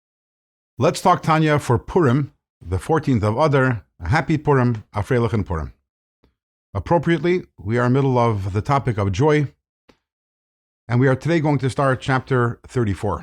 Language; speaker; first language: English; native; English